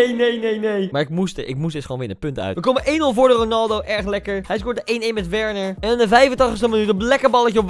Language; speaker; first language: Dutch; native; Dutch